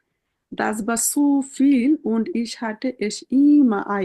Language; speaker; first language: German; non-native, fluent; Bangla